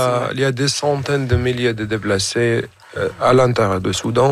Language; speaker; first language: French; non-native, fluent; Arabic